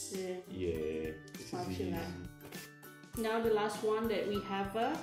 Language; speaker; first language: English; non-native, fluent; Indonesian